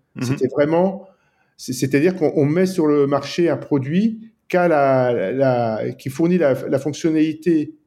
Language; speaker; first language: French; native; French